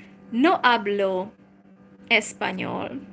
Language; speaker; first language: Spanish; non-native, learner; Hungarian